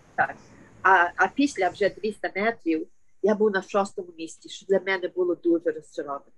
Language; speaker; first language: Ukrainian; early bilingual, heritage; Ukrainian